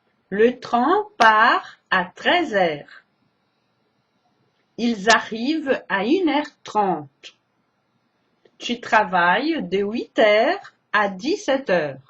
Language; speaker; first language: French; non-native, fluent; Portuguese